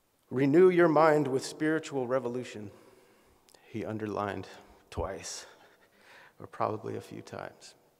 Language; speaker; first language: English; native; English